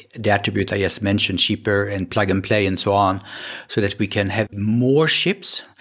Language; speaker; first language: English; non-native, fluent; Swedish